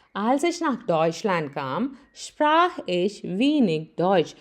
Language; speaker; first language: German; non-native, learner; Malayalam